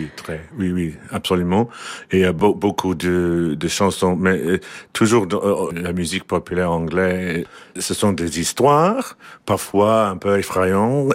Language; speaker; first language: French; non-native, learner; English